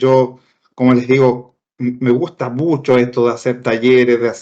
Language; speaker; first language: Spanish; native; Spanish